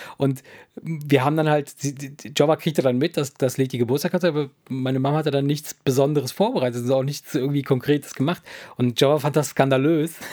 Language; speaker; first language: German; early bilingual, other home language; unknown